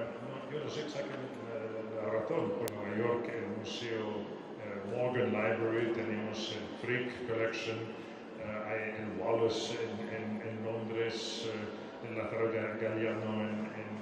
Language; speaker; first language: Spanish; non-native, fluent; French